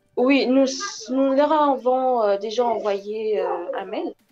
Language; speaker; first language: French; non-native, local second language; Lingala